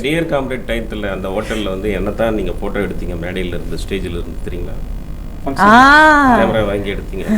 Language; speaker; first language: Tamil; native; Tamil